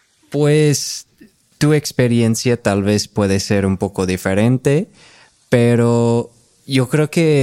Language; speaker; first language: Spanish; non-native, fluent; English